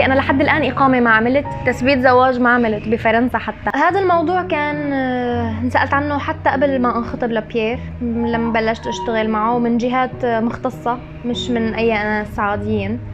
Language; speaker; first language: Arabic; native; Arabic